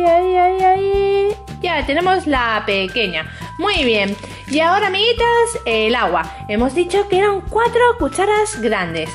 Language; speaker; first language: Spanish; native; Spanish